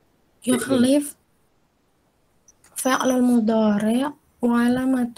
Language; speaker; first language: Arabic; non-native, learner; Indonesian